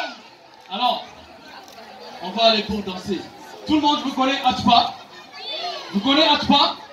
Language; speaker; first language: French; non-native, local second language; Kinyarwanda